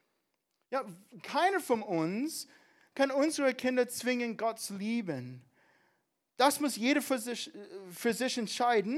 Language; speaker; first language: German; non-native, fluent; English